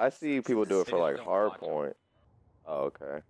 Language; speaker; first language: English; native; English